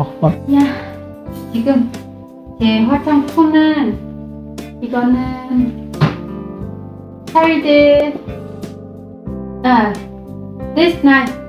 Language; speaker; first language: Korean; non-native, fluent; Vietnamese